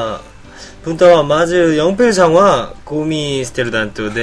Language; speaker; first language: Japanese; non-native, learner; Korean